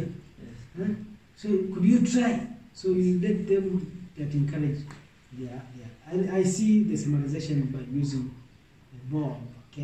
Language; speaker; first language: English; non-native, local second language; Swahili